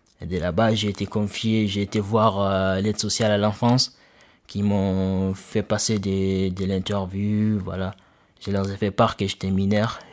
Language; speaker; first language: French; non-native, local second language; Soninke